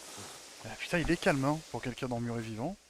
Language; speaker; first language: French; native; French